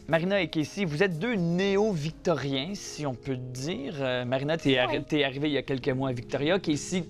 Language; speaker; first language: French; native; French